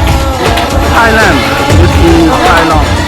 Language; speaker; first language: English; non-native, learner; Urdu